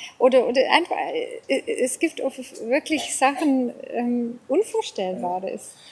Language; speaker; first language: German; non-native, fluent; Afrikaans